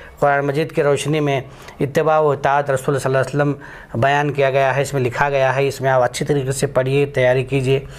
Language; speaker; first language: Urdu; native; Urdu